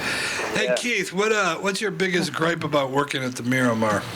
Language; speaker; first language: English; native; English